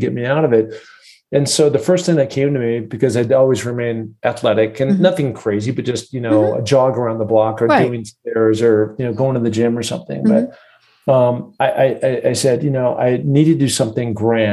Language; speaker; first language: English; native; English